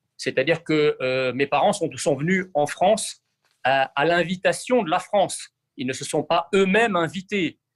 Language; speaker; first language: French; early bilingual, other home language; Arabic